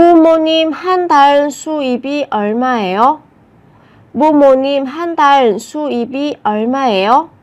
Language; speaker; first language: Korean; non-native, fluent; Vietnamese